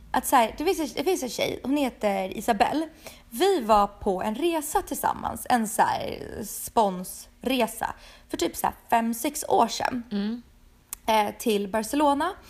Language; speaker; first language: Swedish; early bilingual, other home language; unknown